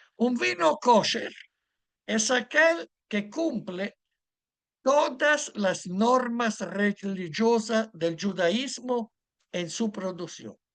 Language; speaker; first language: Spanish; non-native, fluent; Italian